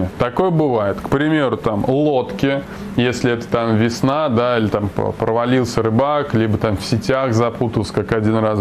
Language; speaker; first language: Russian; native; Russian